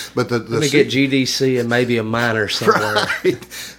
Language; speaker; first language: English; native; English